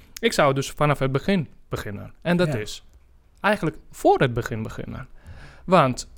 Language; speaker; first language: Dutch; non-native, fluent; Italian